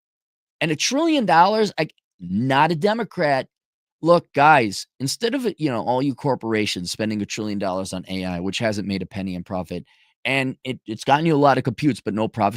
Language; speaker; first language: English; native; English